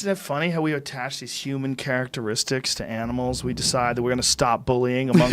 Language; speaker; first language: English; native; English